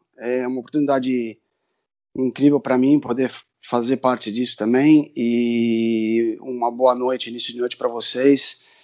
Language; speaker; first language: Portuguese; early bilingual, other home language; Spanish